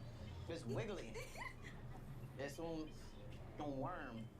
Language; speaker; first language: Spanish; non-native, learner; English